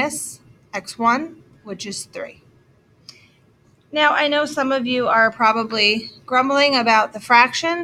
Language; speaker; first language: English; native; English